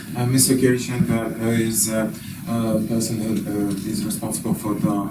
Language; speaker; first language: English; non-native, fluent; Ukrainian